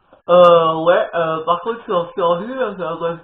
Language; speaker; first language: French; native; French